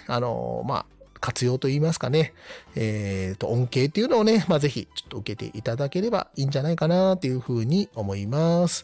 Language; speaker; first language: Japanese; native; Japanese